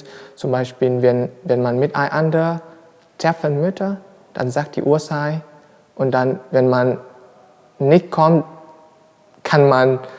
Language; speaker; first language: German; non-native, learner; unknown